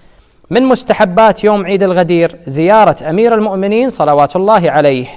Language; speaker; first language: Arabic; native; Arabic